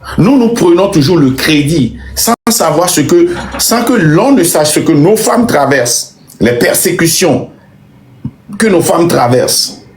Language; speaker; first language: French; non-native, local second language; Ewe